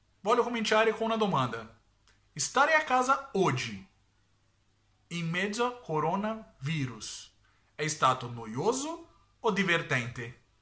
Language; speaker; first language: Italian; non-native, learner; Portuguese